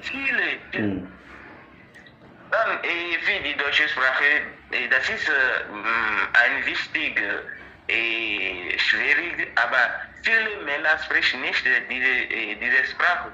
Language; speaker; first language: German; non-native, learner; French